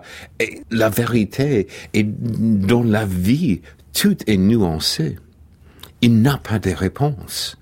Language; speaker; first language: French; non-native, fluent; English